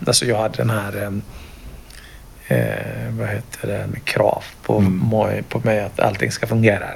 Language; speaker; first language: Swedish; non-native, fluent; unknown